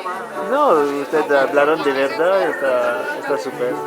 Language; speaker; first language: Spanish; non-native, learner; French